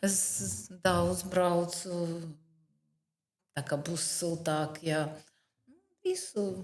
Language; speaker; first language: Latvian; non-native, learner; Russian